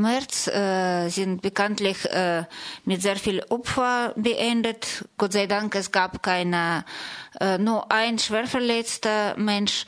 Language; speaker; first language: German; non-native, fluent; Russian